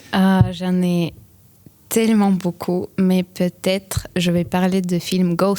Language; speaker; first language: French; non-native, fluent; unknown